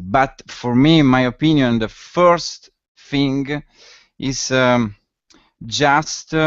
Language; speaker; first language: English; non-native, learner; Italian